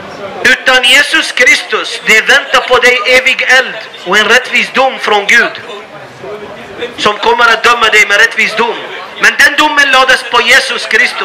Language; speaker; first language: Swedish; non-native, fluent; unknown